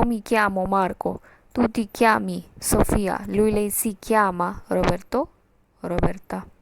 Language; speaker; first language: Italian; non-native, fluent; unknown